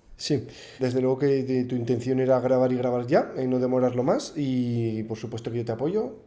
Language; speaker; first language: Spanish; native; Spanish